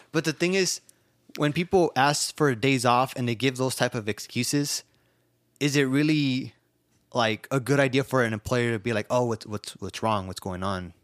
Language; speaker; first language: English; native; English